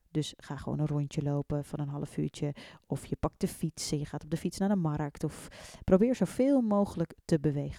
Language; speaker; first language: Dutch; native; Dutch